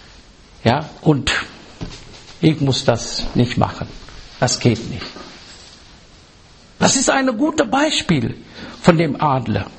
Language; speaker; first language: German; non-native, fluent; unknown